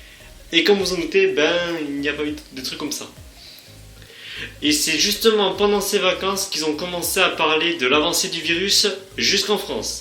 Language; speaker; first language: French; native; French